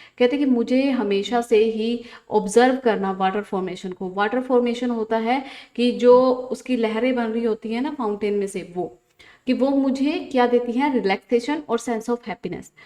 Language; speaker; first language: Hindi; non-native, local second language; Punjabi